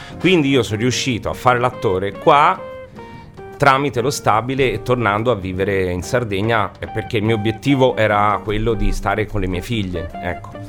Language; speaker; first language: Italian; native; Italian